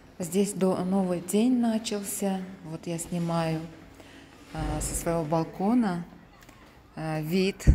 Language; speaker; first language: Russian; native; Russian